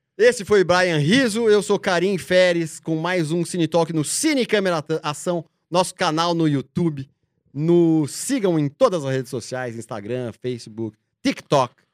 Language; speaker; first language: Portuguese; native; Portuguese